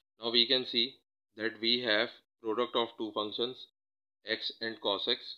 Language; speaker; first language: English; non-native, local second language; Urdu